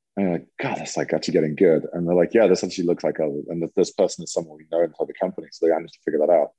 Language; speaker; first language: English; native; English